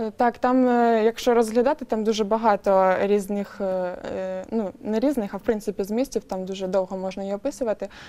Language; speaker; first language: Ukrainian; non-native, local second language; Russian